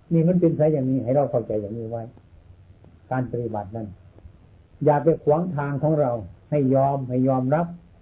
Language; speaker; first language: Thai; native; Thai